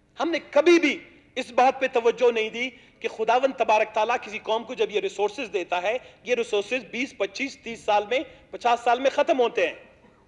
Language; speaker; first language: Urdu; non-native, local second language; Baluchi